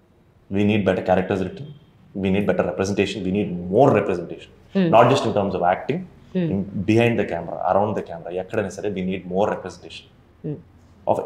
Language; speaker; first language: Telugu; native; Telugu